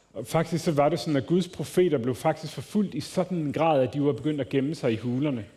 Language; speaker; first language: Danish; native; Danish